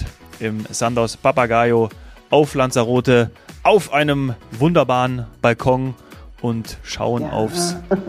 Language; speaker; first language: German; native; German